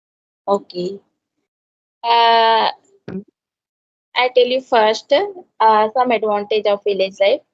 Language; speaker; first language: English; non-native, learner; Hindi